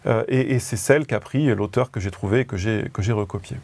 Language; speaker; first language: French; native; French